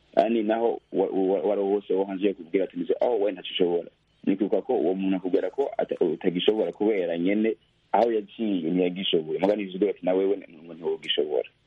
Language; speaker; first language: Rundi; early bilingual, heritage; Rundi